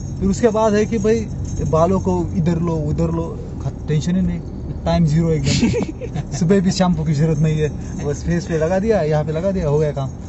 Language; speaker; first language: Hindi; non-native, local second language; Marathi